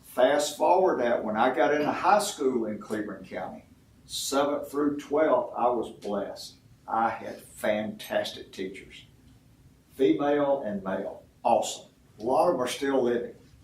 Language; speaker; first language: English; native; English